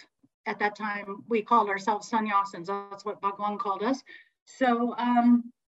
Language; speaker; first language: English; native; English